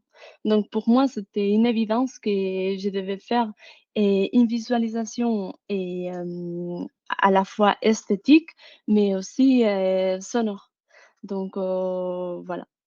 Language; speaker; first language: French; non-native, fluent; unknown